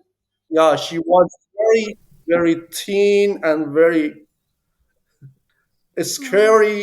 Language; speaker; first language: English; non-native, learner; Persian